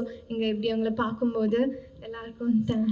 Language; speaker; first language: Tamil; non-native, fluent; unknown